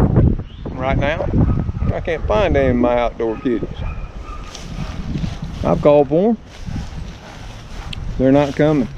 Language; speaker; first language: English; native; English